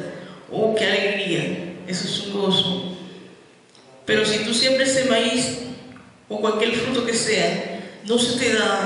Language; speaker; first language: Spanish; native; Spanish